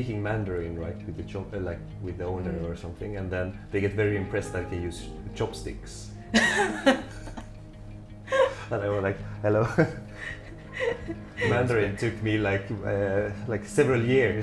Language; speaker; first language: English; non-native, fluent; Swedish